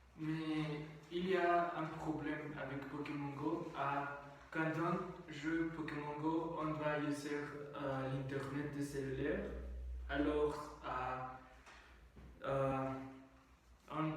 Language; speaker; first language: French; non-native, learner; Spanish